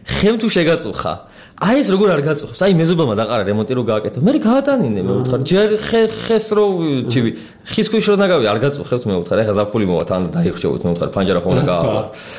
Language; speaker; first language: Georgian; native; Georgian